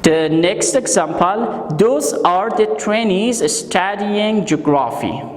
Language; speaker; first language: English; non-native, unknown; Persian